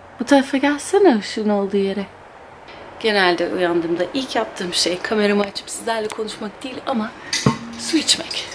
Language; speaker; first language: Turkish; early bilingual, heritage; Turkish